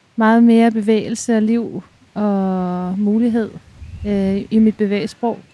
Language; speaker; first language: Danish; native; Danish